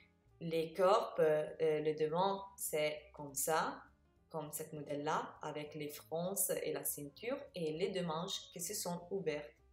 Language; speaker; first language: French; non-native, fluent; Italian